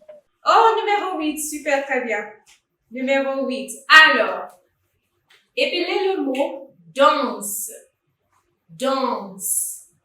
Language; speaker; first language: French; non-native, fluent; English